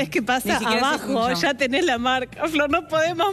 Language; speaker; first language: Spanish; native; Spanish